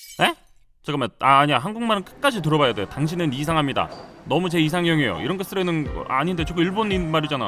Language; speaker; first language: Korean; native; Korean